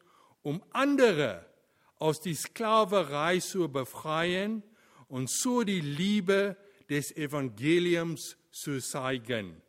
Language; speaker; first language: German; non-native, fluent; Afrikaans